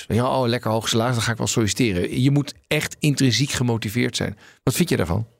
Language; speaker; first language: Dutch; native; Dutch